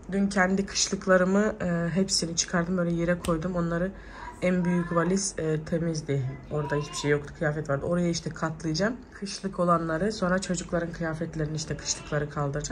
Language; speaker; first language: Turkish; native; Turkish